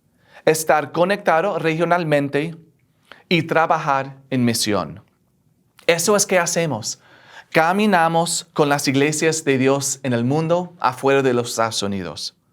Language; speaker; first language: Spanish; non-native, fluent; English